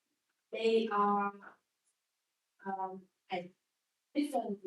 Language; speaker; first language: English; non-native, learner; Vietnamese